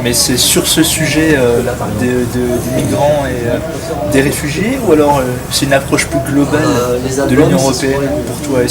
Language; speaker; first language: French; native; French